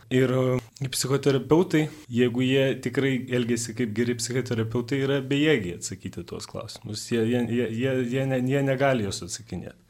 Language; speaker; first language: Lithuanian; native; Lithuanian